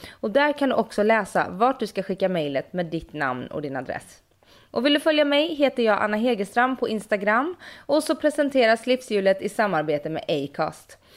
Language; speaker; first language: Swedish; native; Swedish